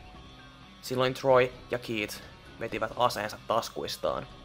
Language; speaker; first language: Finnish; native; Finnish